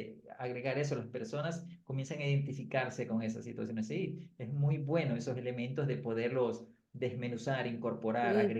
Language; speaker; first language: Spanish; native; Spanish